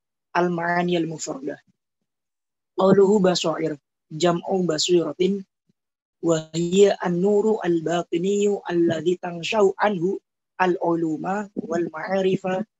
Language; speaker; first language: Arabic; non-native, learner; Indonesian